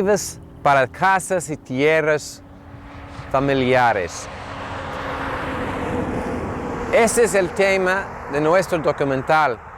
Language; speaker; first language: Spanish; non-native, fluent; English